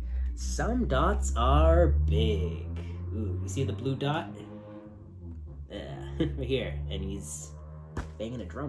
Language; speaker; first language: English; native; English